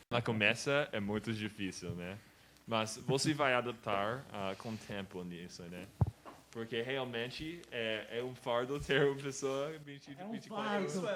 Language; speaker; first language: Portuguese; non-native, learner; English